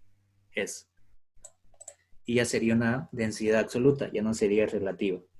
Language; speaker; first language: Spanish; native; Spanish